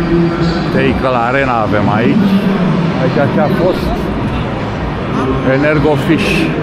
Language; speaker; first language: Romanian; native; Romanian